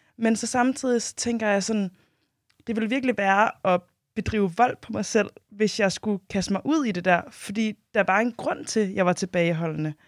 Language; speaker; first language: Danish; native; Danish